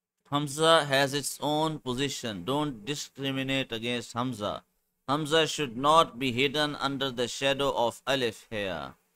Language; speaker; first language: English; non-native, local second language; Urdu